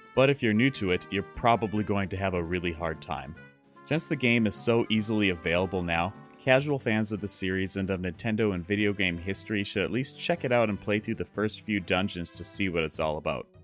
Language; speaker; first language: English; native; English